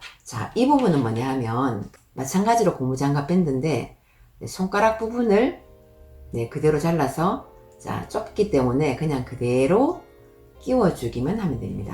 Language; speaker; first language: Korean; native; Korean